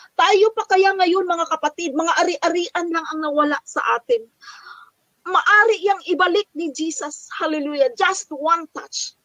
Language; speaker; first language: Filipino; non-native, local second language; Cebuano